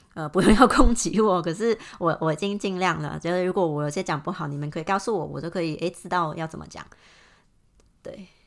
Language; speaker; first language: Chinese; non-native, fluent; Cantonese